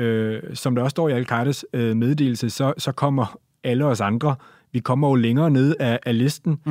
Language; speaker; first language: Danish; native; Danish